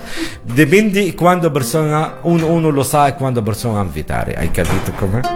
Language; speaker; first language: Italian; non-native, learner; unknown